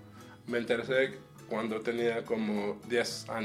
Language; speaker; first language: Spanish; early bilingual, heritage; Spanish